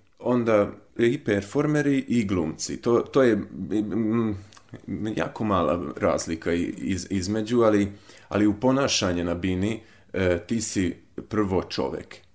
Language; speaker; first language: Serbian; non-native, local second language; Hungarian